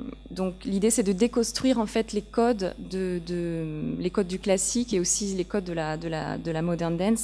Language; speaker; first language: French; native; French